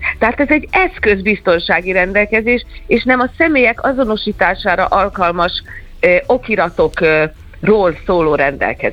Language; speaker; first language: Hungarian; native; Hungarian